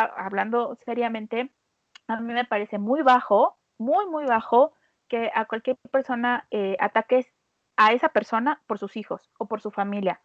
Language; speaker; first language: Spanish; native; Spanish